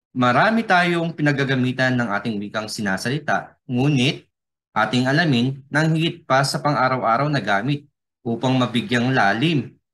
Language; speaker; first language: Filipino; non-native, local second language; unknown